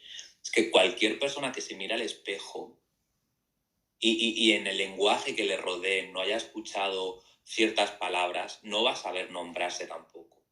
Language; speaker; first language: Spanish; native; Spanish